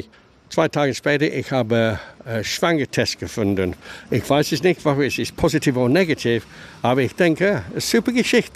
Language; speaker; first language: German; non-native, learner; English